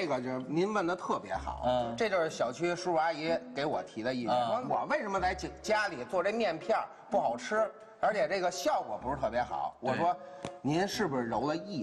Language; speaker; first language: Chinese; native; Chinese